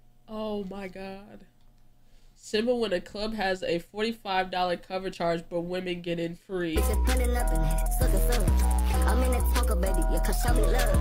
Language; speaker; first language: English; native; English